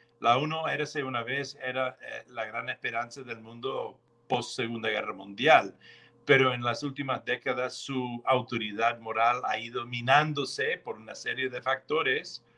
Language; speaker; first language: Spanish; non-native, fluent; English